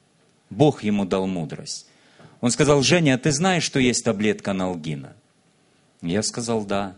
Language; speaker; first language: Russian; native; Russian